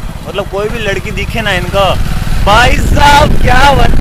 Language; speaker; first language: Hindi; native; Hindi